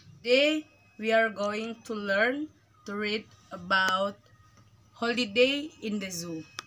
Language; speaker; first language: English; non-native, learner; Indonesian